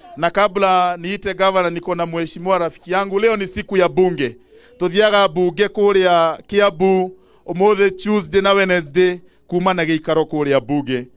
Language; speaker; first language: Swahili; non-native, local second language; Kikuyu